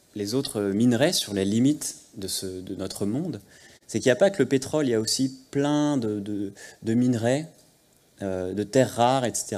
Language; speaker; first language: French; native; French